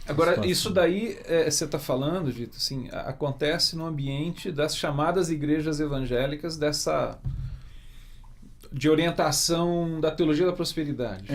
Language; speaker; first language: Portuguese; native; Portuguese